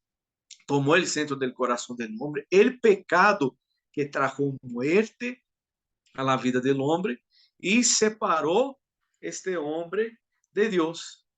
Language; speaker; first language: Portuguese; non-native, learner; Spanish